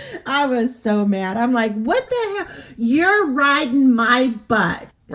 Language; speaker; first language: English; native; English